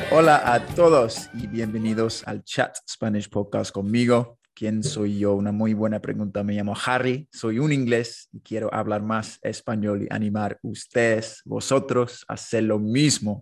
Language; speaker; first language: Spanish; non-native, fluent; English